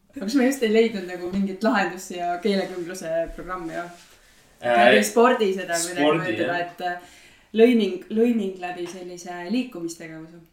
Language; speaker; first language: Estonian; native; Estonian